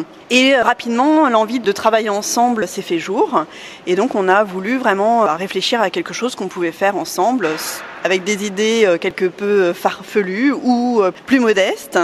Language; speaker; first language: French; native; French